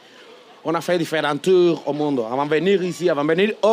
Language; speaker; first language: French; non-native, learner; Spanish